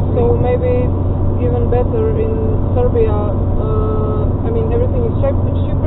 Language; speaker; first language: English; non-native, fluent; Croatian